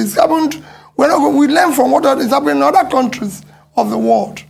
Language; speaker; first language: English; non-native, local second language; Igbo